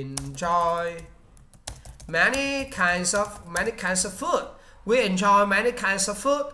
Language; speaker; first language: English; non-native, learner; Vietnamese